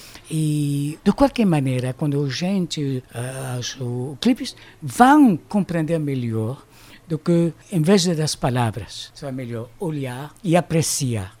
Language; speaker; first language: Portuguese; non-native, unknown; French